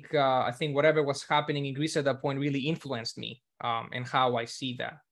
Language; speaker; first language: English; non-native, fluent; Greek